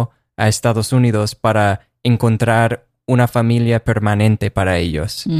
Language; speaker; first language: Spanish; non-native, fluent; English